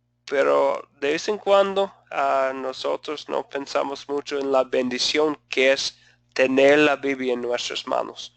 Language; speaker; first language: Spanish; non-native, fluent; English